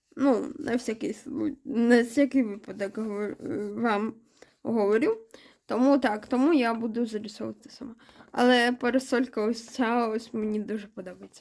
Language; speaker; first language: Ukrainian; non-native, local second language; Russian